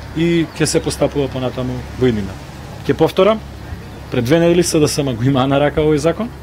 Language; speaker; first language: Macedonian; native; Macedonian